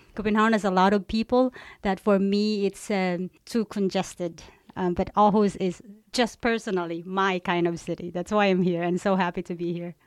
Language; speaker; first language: English; non-native, local second language; Cebuano